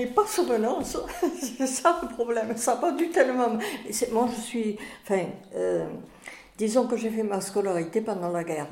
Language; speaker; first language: French; native; French